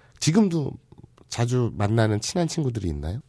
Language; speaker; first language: Korean; native; Korean